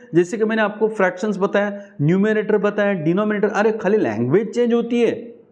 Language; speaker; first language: Hindi; non-native, local second language; Marathi